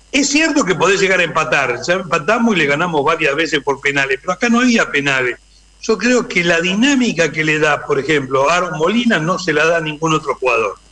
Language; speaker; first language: Spanish; native; Spanish